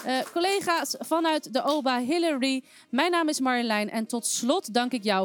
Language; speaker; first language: Dutch; native; Dutch